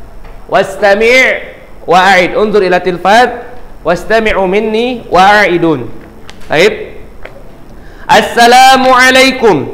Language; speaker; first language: Arabic; non-native, fluent; Indonesian